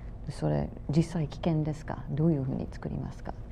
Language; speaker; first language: Japanese; non-native, fluent; English